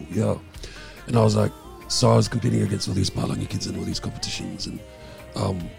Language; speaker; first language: English; non-native, local second language; Samoan